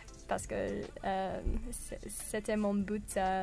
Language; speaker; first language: French; non-native, learner; English